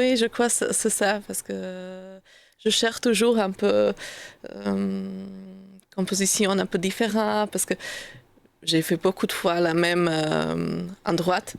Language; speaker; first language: French; non-native, learner; Slovak